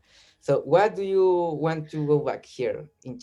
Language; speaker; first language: English; non-native, learner; Spanish